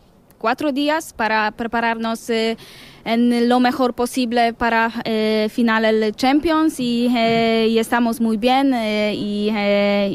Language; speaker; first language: Spanish; non-native, learner; Polish